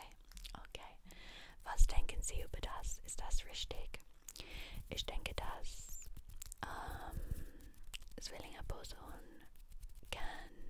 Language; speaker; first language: German; non-native, learner; English